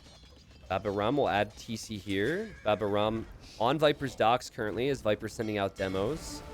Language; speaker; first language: English; native; English